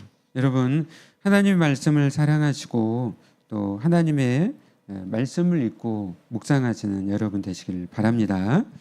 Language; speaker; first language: Korean; native; Korean